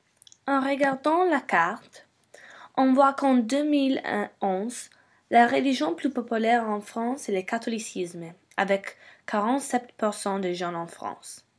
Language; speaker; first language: French; non-native, learner; English